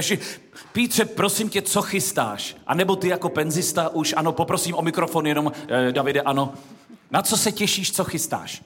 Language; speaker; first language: Czech; native; Czech